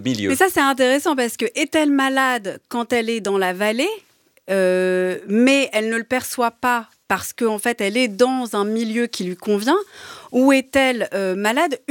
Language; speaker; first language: French; native; French